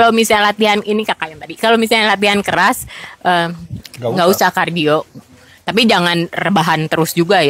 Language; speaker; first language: Indonesian; native; Indonesian